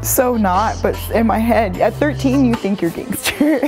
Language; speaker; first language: English; native; English